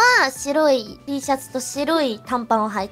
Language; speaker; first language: Japanese; native; Japanese